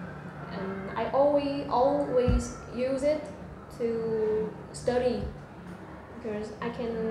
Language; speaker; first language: English; non-native, learner; Vietnamese